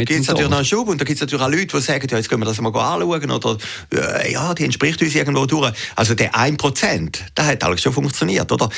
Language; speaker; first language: German; native; German